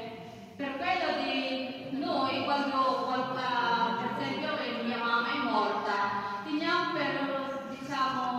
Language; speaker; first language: Italian; non-native, learner; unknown